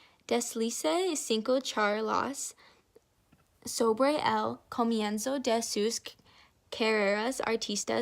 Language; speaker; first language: Spanish; non-native, learner; English